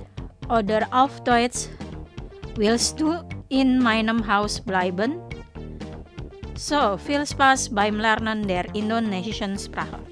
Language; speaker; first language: German; non-native, fluent; Indonesian